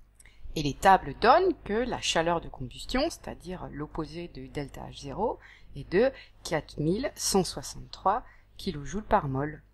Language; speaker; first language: French; native; French